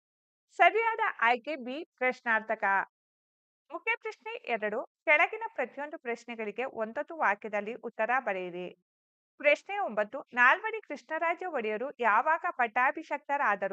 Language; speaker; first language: Kannada; native; Kannada